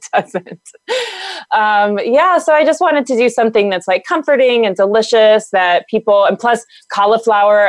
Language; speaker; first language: English; native; English